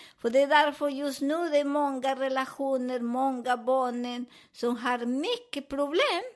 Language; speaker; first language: Swedish; non-native, fluent; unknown